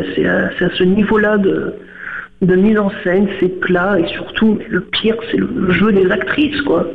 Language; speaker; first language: French; native; French